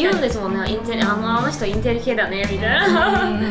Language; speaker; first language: Japanese; non-native, fluent; Chinese